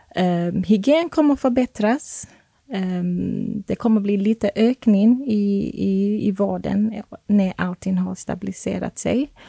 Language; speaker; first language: Swedish; non-native, fluent; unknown